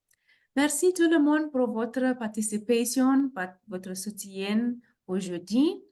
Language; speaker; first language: French; non-native, fluent; English